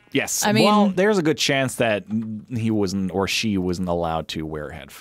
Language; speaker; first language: English; native; English